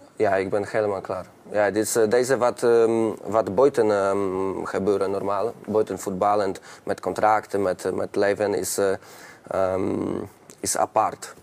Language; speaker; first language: Dutch; non-native, learner; Polish